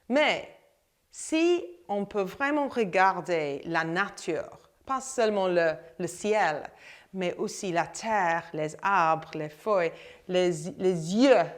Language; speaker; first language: French; non-native, fluent; English